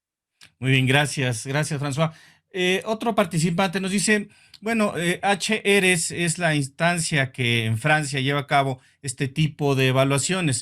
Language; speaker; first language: Spanish; native; Spanish